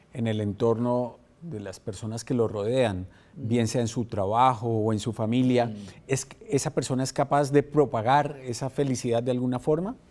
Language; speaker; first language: Spanish; native; Spanish